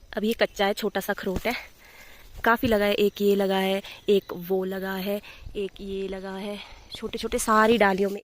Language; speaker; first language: Hindi; native; Hindi